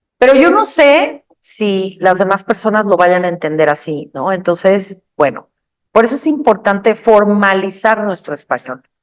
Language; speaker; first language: Spanish; native; Spanish